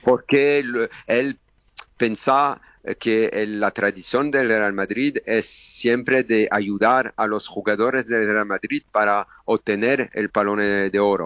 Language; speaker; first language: Spanish; non-native, learner; French